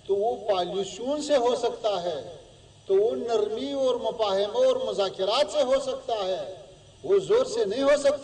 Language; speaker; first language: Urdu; non-native, fluent; Pashto